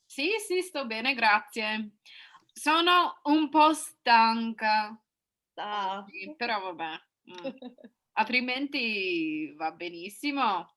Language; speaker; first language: Italian; non-native, fluent; English